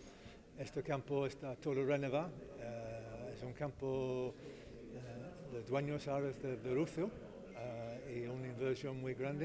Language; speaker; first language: Spanish; non-native, learner; English